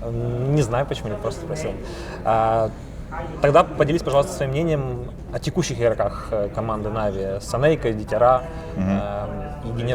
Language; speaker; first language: Russian; native; Russian